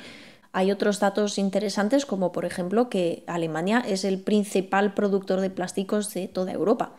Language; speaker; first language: Spanish; native; Spanish